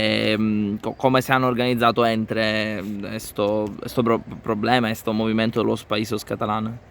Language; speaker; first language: Spanish; non-native, learner; Italian